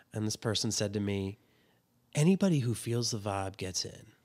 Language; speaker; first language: English; native; English